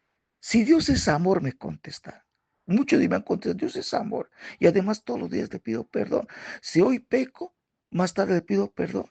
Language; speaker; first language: Spanish; native; Spanish